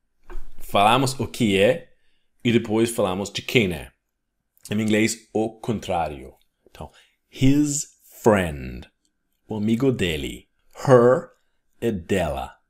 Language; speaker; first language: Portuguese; non-native, fluent; English